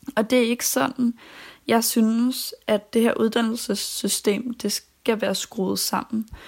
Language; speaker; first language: Danish; native; Danish